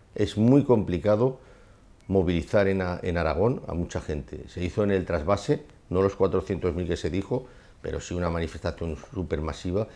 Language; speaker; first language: Spanish; native; Spanish